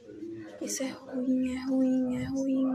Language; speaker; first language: Portuguese; early bilingual, heritage; Arabic